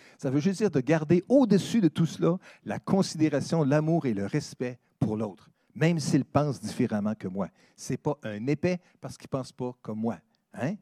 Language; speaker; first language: French; native; French